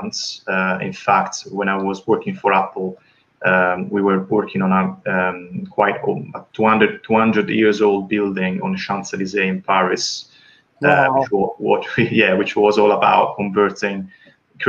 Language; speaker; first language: English; non-native, fluent; Italian